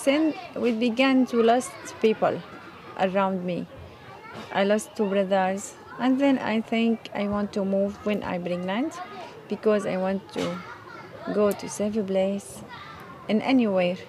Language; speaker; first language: English; non-native, learner; Arabic